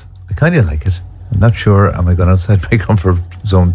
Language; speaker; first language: English; native; English